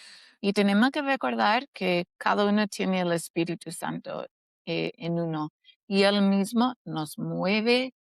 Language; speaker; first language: Spanish; non-native, fluent; English